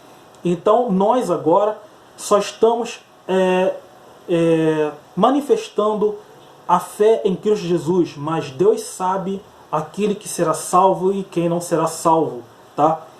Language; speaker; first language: Portuguese; native; Portuguese